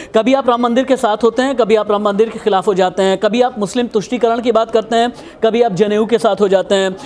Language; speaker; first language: Hindi; native; Hindi